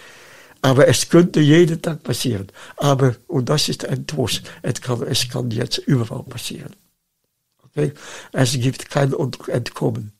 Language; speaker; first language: German; non-native, fluent; Dutch